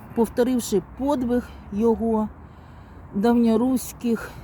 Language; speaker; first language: Ukrainian; non-native, local second language; Russian